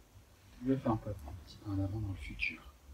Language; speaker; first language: French; native; French